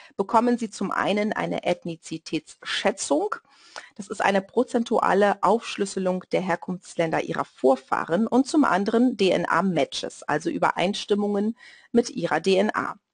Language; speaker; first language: German; non-native, fluent; Portuguese